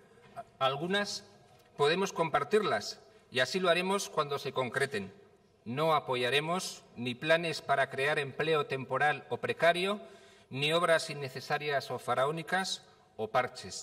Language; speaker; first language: Spanish; native; Spanish